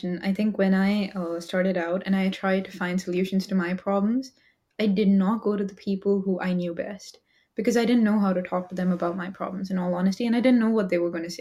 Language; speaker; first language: English; non-native, local second language; Hindi